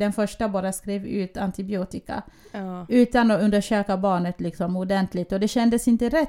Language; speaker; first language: Swedish; early bilingual, other home language; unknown